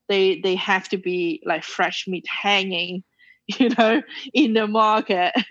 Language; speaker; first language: English; non-native, local second language; Cantonese